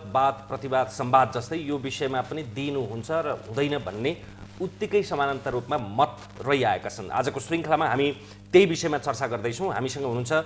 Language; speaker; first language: Nepali; native; Nepali